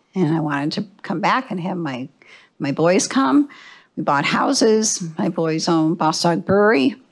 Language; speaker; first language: English; native; English